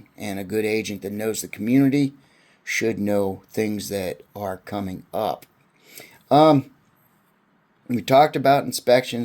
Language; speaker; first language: English; native; English